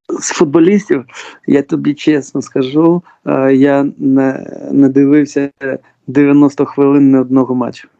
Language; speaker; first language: Ukrainian; early bilingual, other home language; Georgian